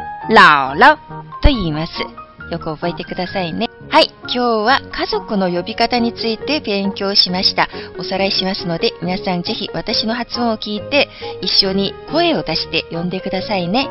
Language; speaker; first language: Japanese; non-native, fluent; Chinese